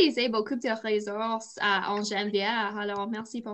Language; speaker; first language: French; non-native, learner; English